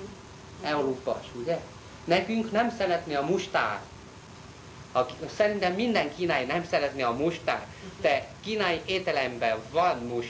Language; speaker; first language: Hungarian; non-native, learner; Chinese